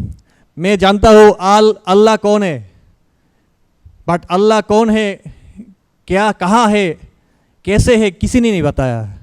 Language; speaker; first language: Hindi; non-native, learner; Bangla